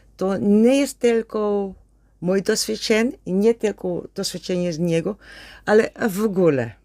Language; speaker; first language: Polish; non-native, learner; Dutch